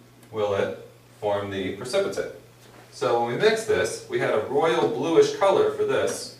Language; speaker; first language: English; native; English